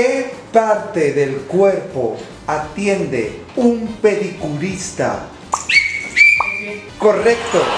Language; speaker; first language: Spanish; native; Spanish